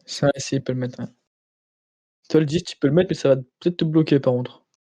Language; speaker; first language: French; native; French